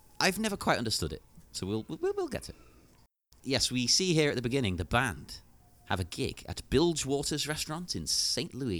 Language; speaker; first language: English; native; English